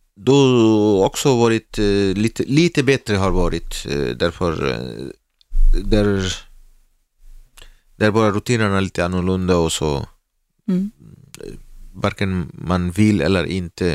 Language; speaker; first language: Swedish; non-native, learner; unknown